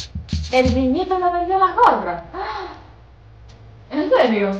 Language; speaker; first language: Spanish; native; Spanish